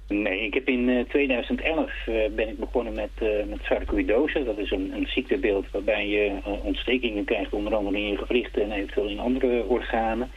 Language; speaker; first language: Dutch; native; Dutch